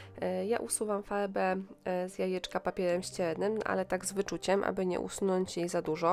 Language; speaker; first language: Polish; native; Polish